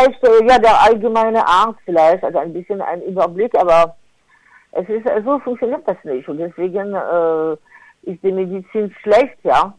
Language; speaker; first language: German; non-native, fluent; French